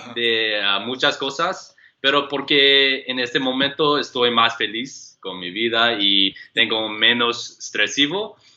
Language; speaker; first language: Spanish; non-native, learner; English